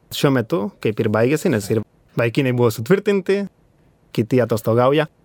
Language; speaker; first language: Lithuanian; non-native, fluent; Spanish